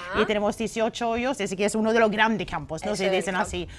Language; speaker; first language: Spanish; non-native, fluent; Swedish